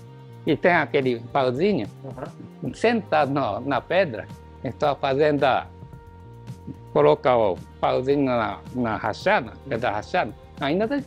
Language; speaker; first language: Portuguese; non-native, learner; Japanese